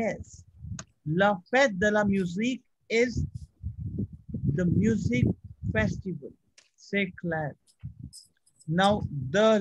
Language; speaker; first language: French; non-native, fluent; Hindi